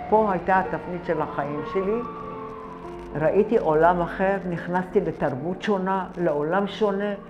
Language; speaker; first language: Hebrew; early bilingual, other home language; Arabic